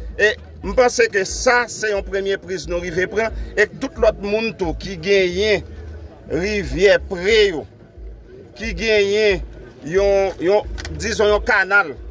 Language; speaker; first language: Haitian Creole; native; Haitian Creole